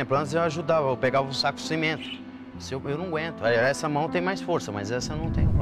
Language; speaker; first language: Portuguese; native; Portuguese